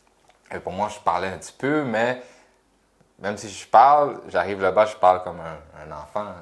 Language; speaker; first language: French; early bilingual, other home language; Khmer